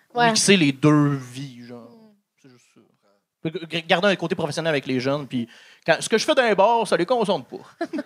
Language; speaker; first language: French; native; French